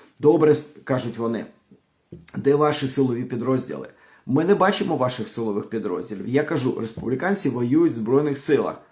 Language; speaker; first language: Ukrainian; non-native, local second language; Russian